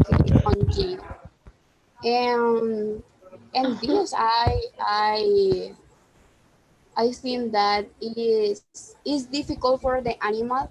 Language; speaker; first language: English; non-native, learner; Spanish